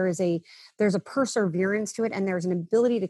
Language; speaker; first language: English; native; English